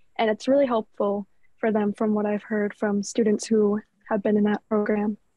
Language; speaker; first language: English; native; English